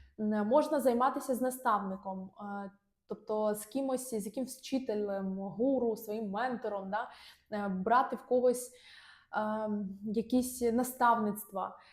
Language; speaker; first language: Ukrainian; non-native, local second language; Russian